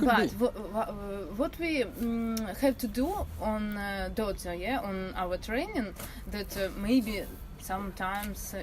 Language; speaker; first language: English; non-native, learner; Russian